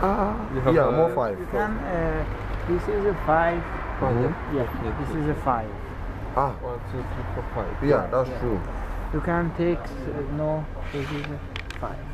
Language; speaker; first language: English; non-native, fluent; Greek